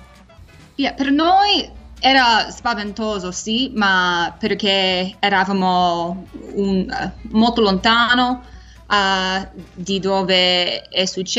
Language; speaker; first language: Italian; early bilingual, heritage; English